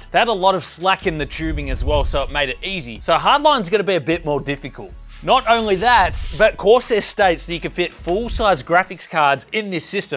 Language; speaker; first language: English; native; English